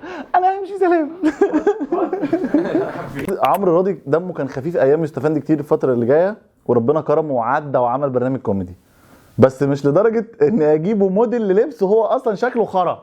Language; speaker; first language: Arabic; native; Arabic